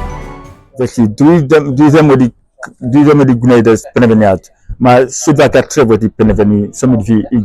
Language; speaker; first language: Welsh; non-native, fluent; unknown